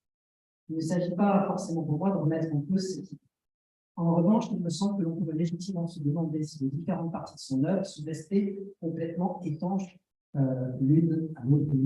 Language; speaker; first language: French; native; French